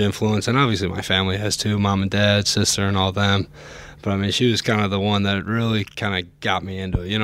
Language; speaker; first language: English; native; English